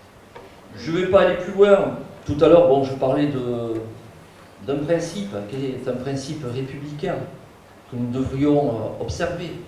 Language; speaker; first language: French; native; French